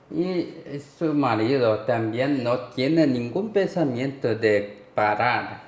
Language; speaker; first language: Spanish; non-native, learner; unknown